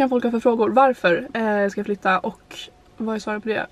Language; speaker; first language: Swedish; native; Swedish